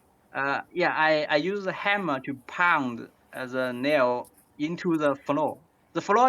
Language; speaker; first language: English; non-native, learner; Chinese